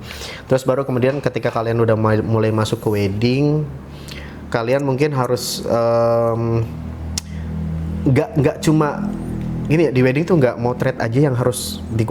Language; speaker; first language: Indonesian; native; Indonesian